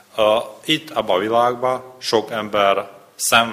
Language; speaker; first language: Hungarian; non-native, learner; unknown